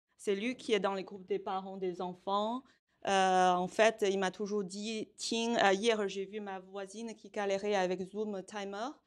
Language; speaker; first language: French; non-native, fluent; Chinese